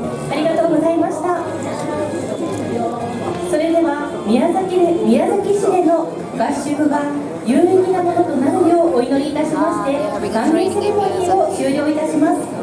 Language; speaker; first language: Japanese; native; Japanese